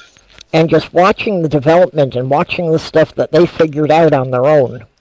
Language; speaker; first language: English; native; English